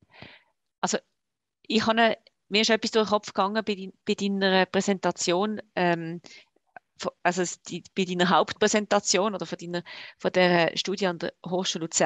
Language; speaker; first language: German; native; German